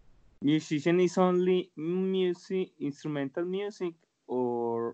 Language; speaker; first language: English; non-native, learner; Spanish